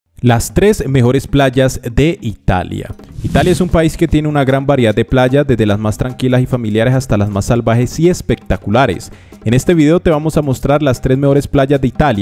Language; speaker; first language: Spanish; native; Spanish